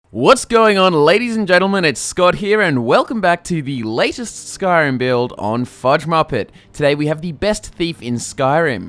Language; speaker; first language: English; native; English